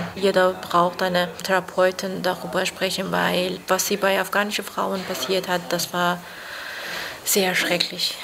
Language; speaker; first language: German; non-native, fluent; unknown